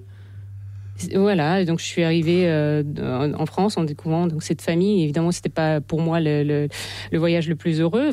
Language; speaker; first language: French; non-native, fluent; Russian